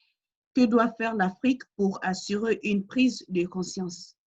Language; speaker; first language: French; non-native, learner; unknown